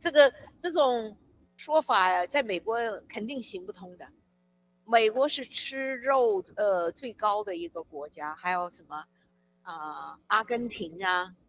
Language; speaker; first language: Chinese; early bilingual, heritage; English